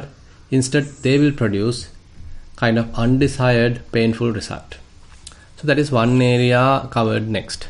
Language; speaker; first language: English; non-native, local second language; Sinhala